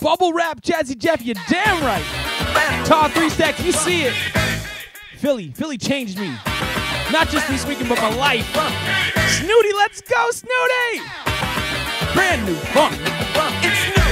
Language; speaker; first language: English; native; English